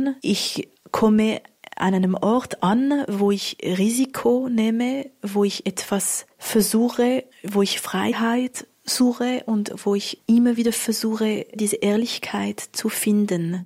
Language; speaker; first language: German; non-native, local second language; French